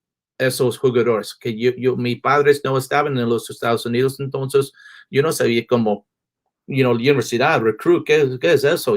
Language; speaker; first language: Spanish; non-native, learner; English